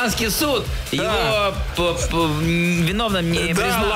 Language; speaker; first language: Russian; native; Russian